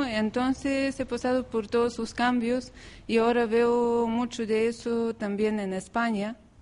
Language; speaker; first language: Spanish; non-native, fluent; Bulgarian